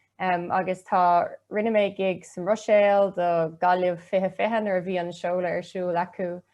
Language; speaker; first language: Irish; non-native, local second language; English